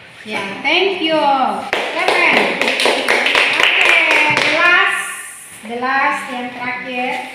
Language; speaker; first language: English; non-native, learner; Indonesian